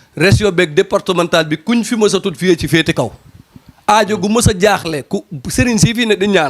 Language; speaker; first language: Wolof; non-native, local second language; Serer